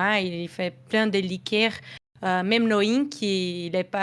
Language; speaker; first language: French; non-native, fluent; Portuguese